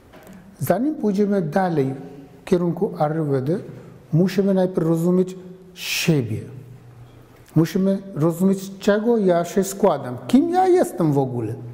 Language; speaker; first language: Polish; non-native, fluent; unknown